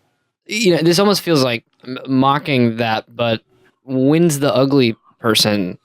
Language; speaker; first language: English; native; English